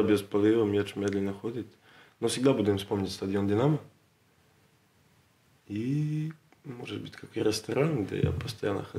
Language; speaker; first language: Russian; non-native, learner; Serbian